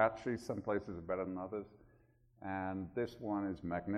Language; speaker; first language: English; native; English